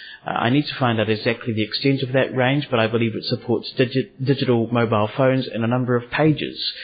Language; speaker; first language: English; native; English